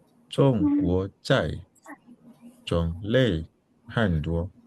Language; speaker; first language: Chinese; non-native, learner; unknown